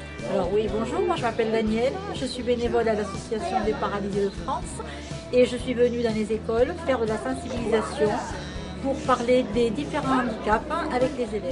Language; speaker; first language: French; native; French